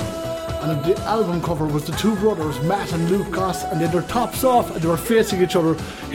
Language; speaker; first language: English; native; English